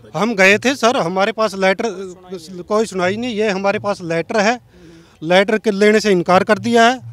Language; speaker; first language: Hindi; non-native, local second language; Punjabi